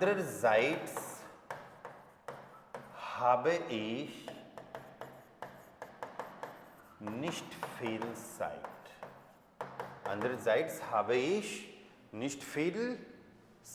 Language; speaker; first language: German; non-native, fluent; Hindi